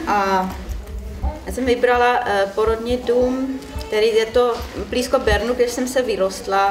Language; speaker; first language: Czech; non-native, learner; German